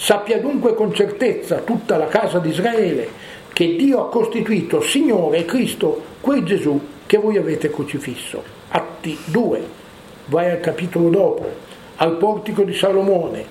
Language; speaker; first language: Italian; native; Italian